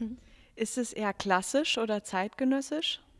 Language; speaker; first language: German; native; German